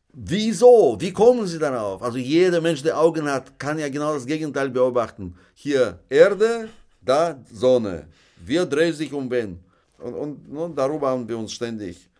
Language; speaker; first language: German; non-native, fluent; Russian